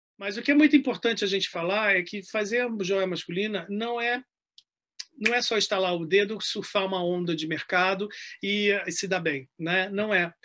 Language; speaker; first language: Portuguese; native; Portuguese